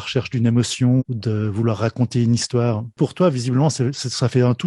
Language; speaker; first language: French; native; French